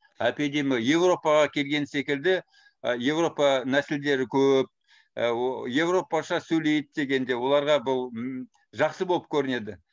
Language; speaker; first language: Kazakh; non-native, fluent; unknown